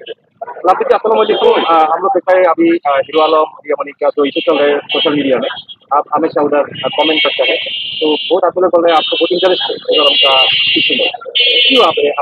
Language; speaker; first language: Hindi; non-native, learner; Bangla